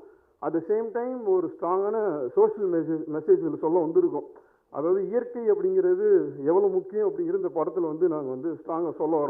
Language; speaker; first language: Tamil; native; Tamil